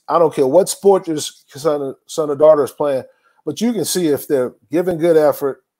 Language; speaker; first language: English; native; English